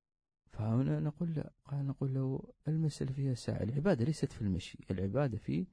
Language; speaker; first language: Arabic; native; Arabic